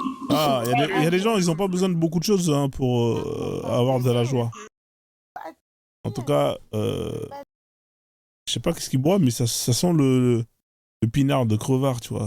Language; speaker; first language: French; native; French